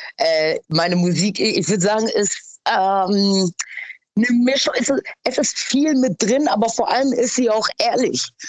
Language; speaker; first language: German; early bilingual, other home language; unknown